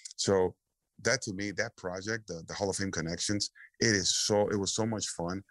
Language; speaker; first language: English; early bilingual, other home language; Spanish